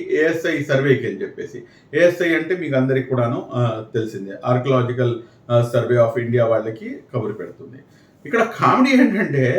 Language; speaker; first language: Telugu; non-native, local second language; Urdu